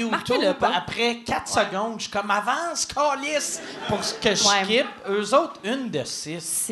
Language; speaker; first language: French; native; French